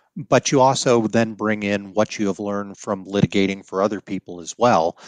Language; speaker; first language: English; native; English